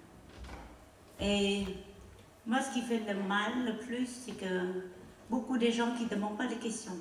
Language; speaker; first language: French; non-native, learner; Khmer